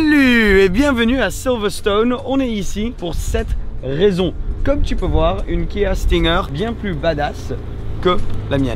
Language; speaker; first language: French; native; French